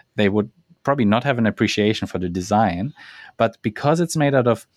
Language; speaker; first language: English; non-native, fluent; German